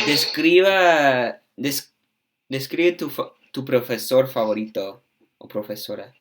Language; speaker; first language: Spanish; non-native, fluent; English